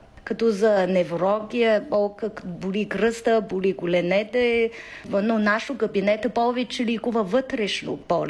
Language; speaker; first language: Bulgarian; non-native, learner; Chinese